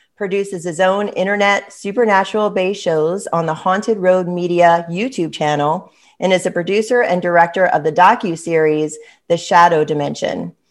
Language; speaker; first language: English; native; English